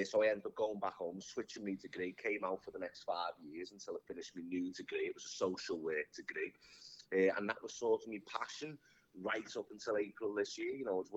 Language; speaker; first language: English; native; English